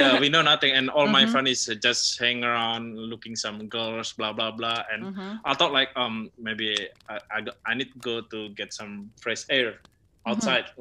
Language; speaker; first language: English; non-native, learner; Indonesian